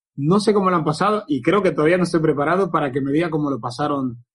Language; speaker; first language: Spanish; native; Spanish